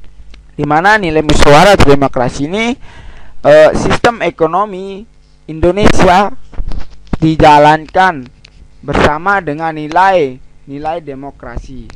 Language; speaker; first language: Indonesian; native; Indonesian